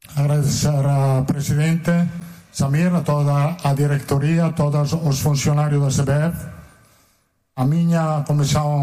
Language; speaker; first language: Portuguese; non-native, fluent; Italian